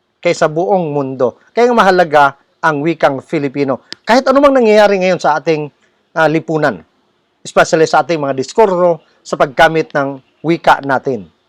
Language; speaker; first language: Filipino; non-native, local second language; Cebuano